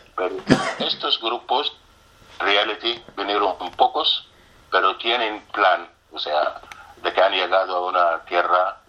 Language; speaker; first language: Spanish; non-native, fluent; Arabic